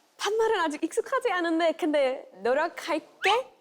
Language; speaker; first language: Korean; non-native, fluent; English